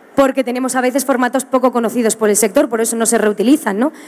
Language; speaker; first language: Spanish; native; Spanish